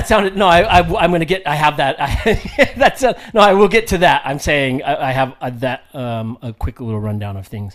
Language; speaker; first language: English; native; English